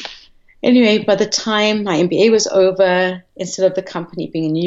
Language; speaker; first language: English; native; English